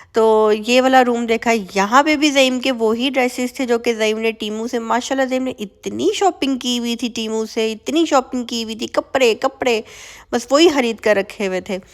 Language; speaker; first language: Urdu; native; Urdu